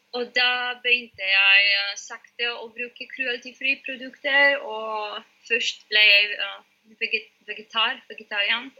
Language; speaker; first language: Norwegian; non-native, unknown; Polish